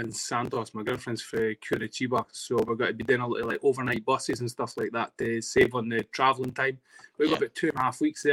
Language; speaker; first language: English; native; English